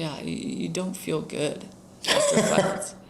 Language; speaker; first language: English; native; English